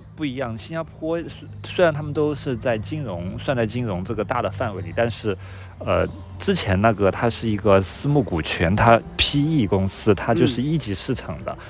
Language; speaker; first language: Chinese; native; Chinese